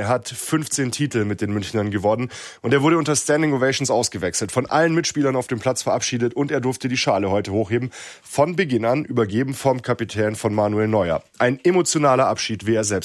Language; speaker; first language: German; native; German